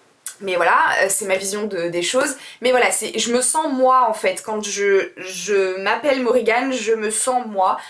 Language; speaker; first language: French; native; French